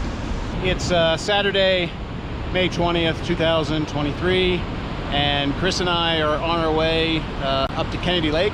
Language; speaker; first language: English; native; English